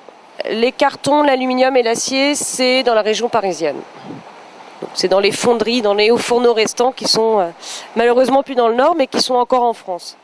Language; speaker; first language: French; native; French